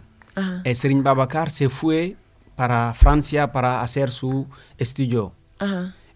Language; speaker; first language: Spanish; non-native, learner; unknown